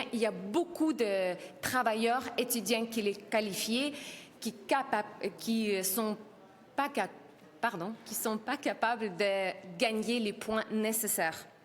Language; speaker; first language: French; non-native, learner; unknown